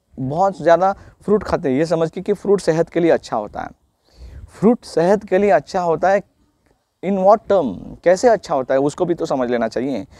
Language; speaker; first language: Hindi; non-native, local second language; Marathi